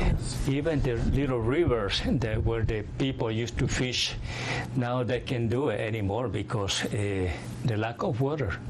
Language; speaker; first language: English; non-native, fluent; Spanish